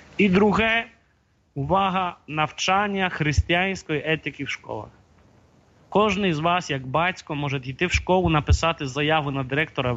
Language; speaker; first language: Ukrainian; non-native, fluent; Polish